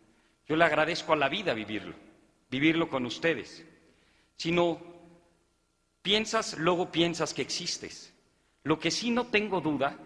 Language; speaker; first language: Spanish; native; Spanish